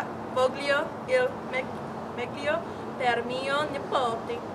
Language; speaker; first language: Italian; non-native, learner; English